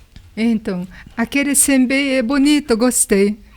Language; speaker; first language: Portuguese; non-native, learner; Japanese